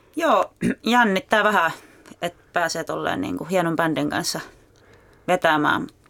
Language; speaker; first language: Finnish; native; Finnish